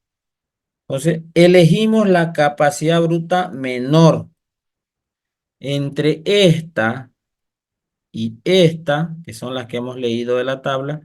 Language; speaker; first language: Spanish; native; Spanish